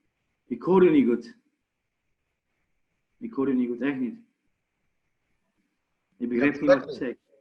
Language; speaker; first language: Dutch; non-native, fluent; Romanian